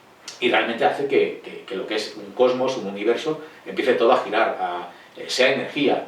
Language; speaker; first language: Spanish; native; Spanish